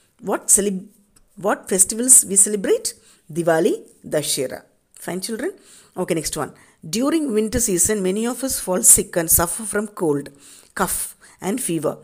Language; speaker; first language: English; non-native, local second language; Tamil